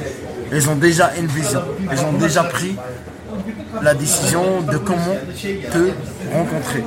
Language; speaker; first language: French; non-native, local second language; Arabic